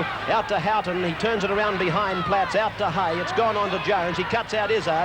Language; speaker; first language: English; native; English